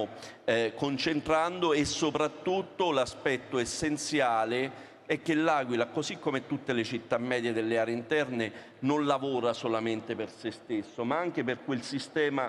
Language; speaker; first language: Italian; native; Italian